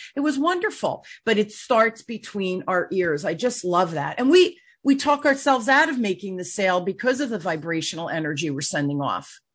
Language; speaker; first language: English; native; English